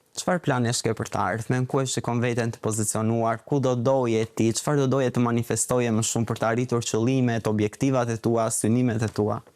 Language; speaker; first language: Albanian; native; Albanian